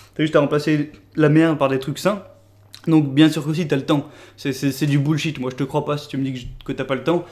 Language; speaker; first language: French; native; French